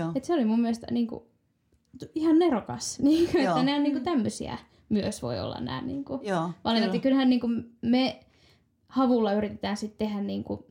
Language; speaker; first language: Finnish; native; Finnish